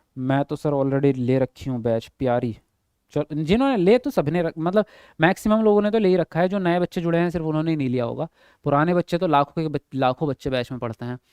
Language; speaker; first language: Hindi; native; Hindi